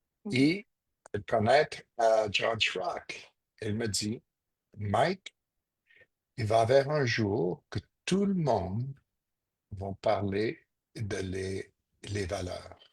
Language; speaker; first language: French; non-native, learner; English